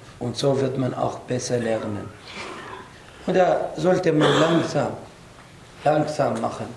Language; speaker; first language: German; non-native, fluent; Arabic